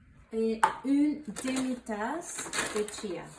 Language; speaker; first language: French; non-native, learner; Spanish